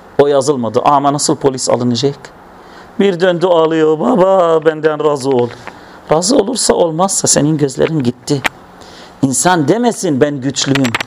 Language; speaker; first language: Turkish; non-native, fluent; Arabic